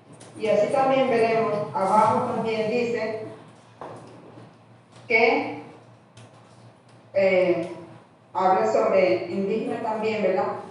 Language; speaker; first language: Spanish; non-native, local second language; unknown